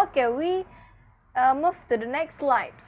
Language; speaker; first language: English; non-native, fluent; Indonesian